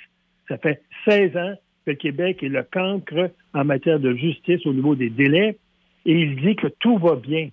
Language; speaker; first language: French; native; French